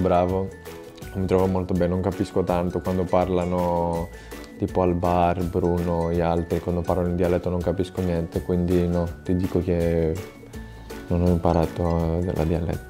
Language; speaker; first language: Italian; non-native, fluent; Greek